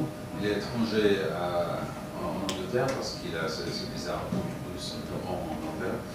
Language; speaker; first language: French; non-native, fluent; English